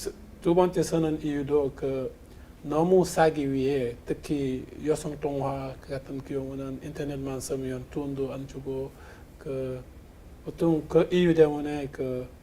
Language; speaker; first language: Korean; non-native, fluent; Wolof